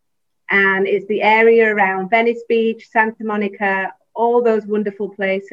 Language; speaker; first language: English; native; English